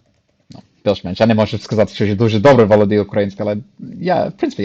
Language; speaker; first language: Ukrainian; non-native, fluent; English